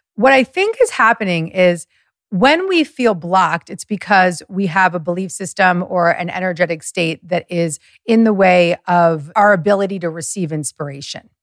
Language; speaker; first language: English; early bilingual, other home language; German